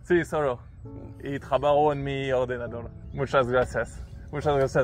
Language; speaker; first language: Spanish; non-native, learner; French